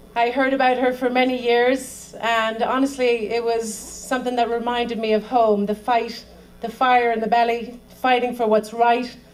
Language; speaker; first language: English; native; English